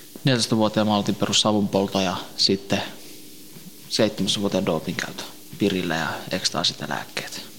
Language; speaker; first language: Finnish; early bilingual, other home language; Central Kurdish